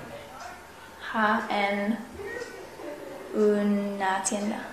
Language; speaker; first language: Spanish; non-native, learner; English